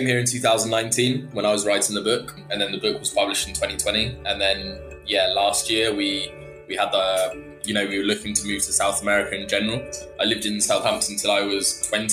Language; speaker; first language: English; native; English